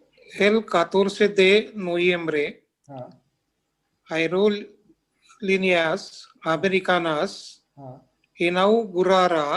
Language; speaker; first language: Spanish; non-native, learner; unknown